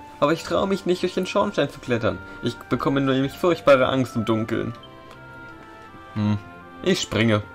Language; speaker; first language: German; native; German